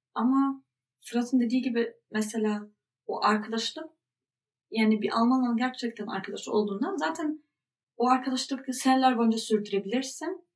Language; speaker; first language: Turkish; early bilingual, heritage; Turkish